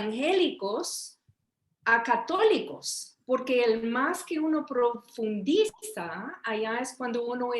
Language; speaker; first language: Spanish; early bilingual, heritage; Spanish